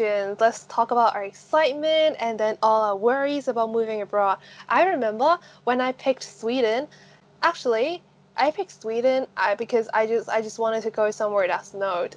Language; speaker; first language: English; non-native, local second language; Cantonese